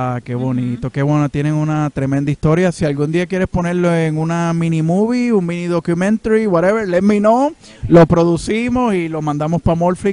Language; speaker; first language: Spanish; native; Spanish